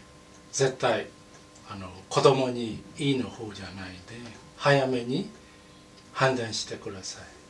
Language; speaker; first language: Japanese; non-native, learner; Burmese